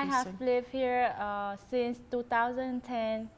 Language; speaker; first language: English; non-native, learner; Vietnamese